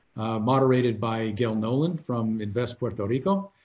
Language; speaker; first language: English; native; English